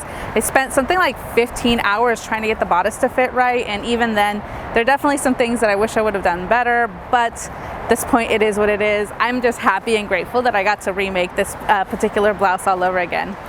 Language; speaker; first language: English; native; English